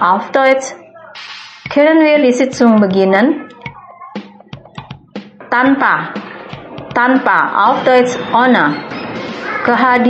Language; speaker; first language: German; non-native, fluent; Indonesian